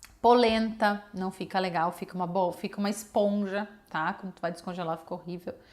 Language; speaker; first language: Portuguese; native; Portuguese